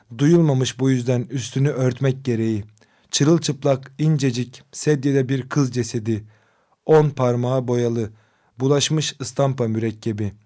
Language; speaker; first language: Turkish; non-native, local second language; Kurdish